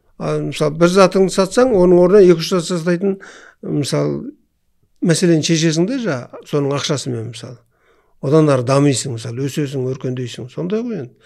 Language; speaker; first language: Kazakh; native; Kazakh